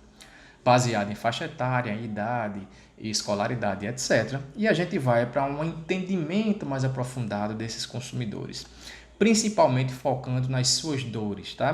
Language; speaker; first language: Portuguese; native; Portuguese